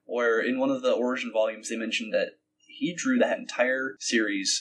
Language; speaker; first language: English; native; English